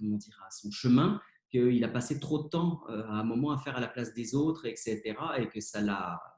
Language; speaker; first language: French; native; French